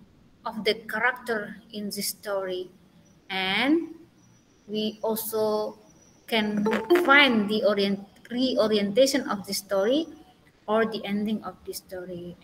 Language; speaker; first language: English; non-native, learner; Indonesian